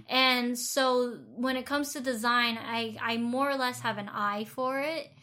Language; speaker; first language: English; early bilingual, other home language; Vietnamese